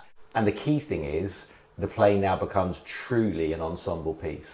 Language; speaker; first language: English; native; English